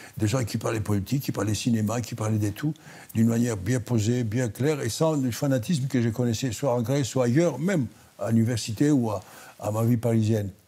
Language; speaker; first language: French; non-native, fluent; Greek